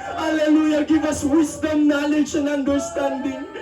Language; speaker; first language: English; non-native, local second language; Filipino